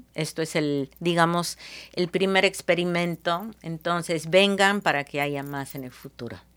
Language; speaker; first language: Spanish; early bilingual, heritage; Spanish